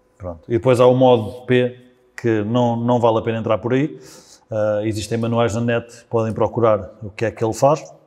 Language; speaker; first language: Portuguese; native; Portuguese